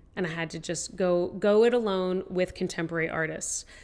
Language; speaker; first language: English; native; English